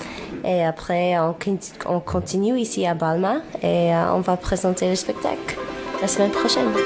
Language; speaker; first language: French; non-native, learner; English